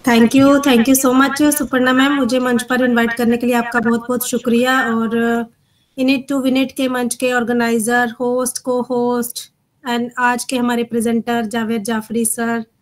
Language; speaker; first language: Hindi; native; Hindi